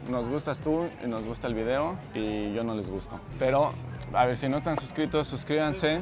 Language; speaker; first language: Spanish; native; Spanish